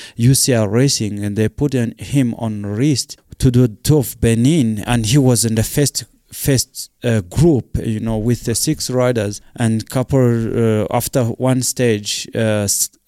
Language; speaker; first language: English; non-native, local second language; Kinyarwanda